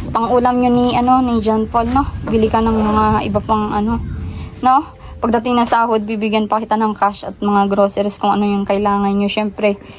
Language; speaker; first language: Filipino; native; Filipino